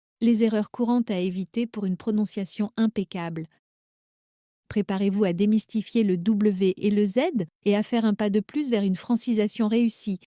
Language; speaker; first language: French; native; French